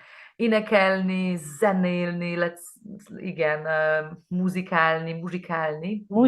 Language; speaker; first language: Hungarian; non-native, learner; Polish